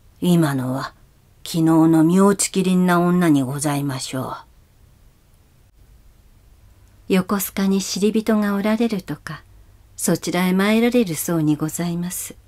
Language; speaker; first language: Japanese; native; Japanese